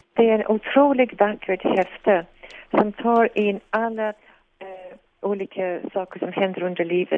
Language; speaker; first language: Swedish; non-native, fluent; English